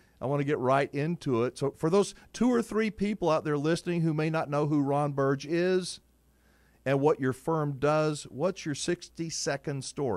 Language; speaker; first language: English; native; English